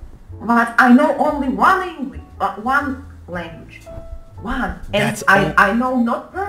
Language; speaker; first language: English; non-native, learner; Russian